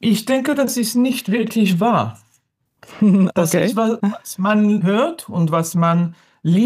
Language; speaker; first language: German; non-native, fluent; French